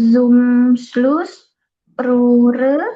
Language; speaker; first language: German; non-native, learner; Indonesian